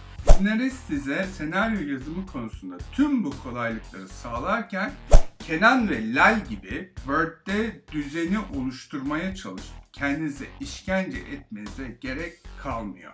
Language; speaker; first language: Turkish; native; Turkish